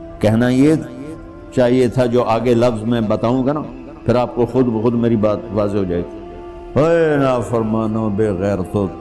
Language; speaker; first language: Urdu; non-native, local second language; Punjabi